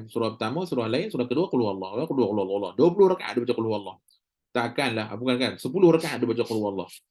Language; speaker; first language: Malay; native; Malay